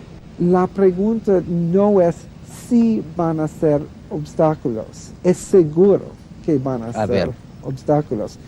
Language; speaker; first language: Spanish; non-native, fluent; English